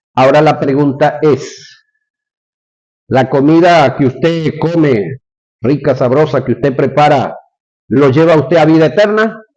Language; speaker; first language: Spanish; native; Spanish